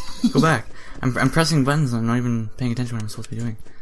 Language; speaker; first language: English; early bilingual, other home language; French